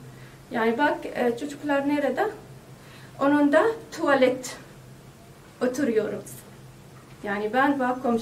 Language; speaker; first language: Turkish; non-native, learner; Arabic